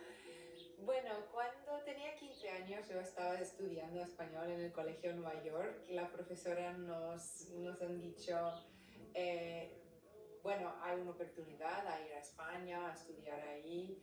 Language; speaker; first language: Spanish; non-native, fluent; English